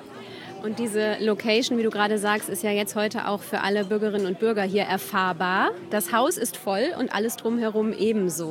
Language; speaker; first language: German; native; German